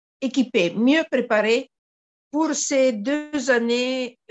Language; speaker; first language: French; non-native, fluent; Italian